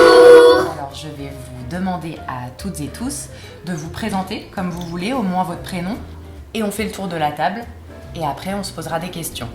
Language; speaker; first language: French; native; French